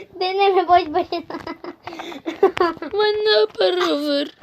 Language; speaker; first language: Turkish; native; Turkish